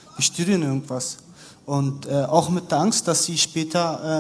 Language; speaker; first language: German; native; German